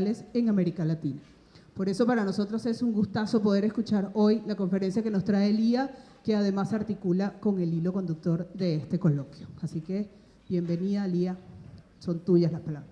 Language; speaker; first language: Spanish; native; Spanish